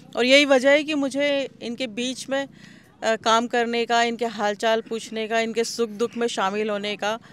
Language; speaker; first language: Hindi; native; Hindi